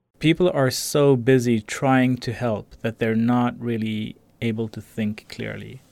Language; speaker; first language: English; non-native, fluent; Swedish